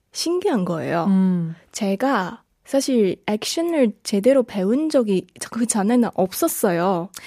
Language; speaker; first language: Korean; non-native, fluent; Chinese